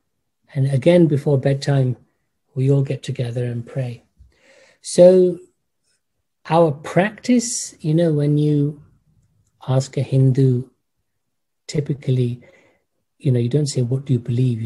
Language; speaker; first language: English; native; English